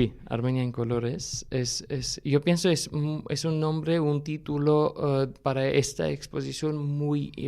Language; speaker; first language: Spanish; non-native, fluent; Armenian